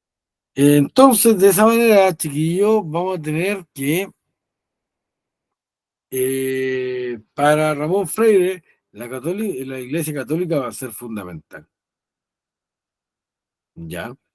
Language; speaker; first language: Spanish; native; Spanish